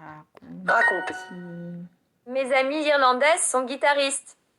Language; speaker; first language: French; non-native, learner; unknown